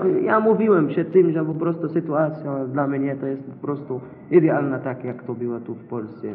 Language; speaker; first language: Polish; non-native, learner; Arabic